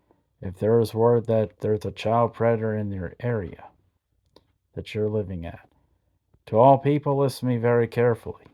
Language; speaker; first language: English; native; English